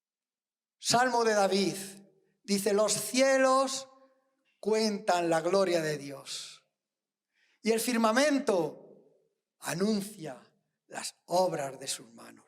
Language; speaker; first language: Spanish; native; Spanish